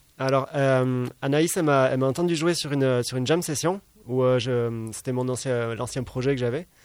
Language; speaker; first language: French; native; French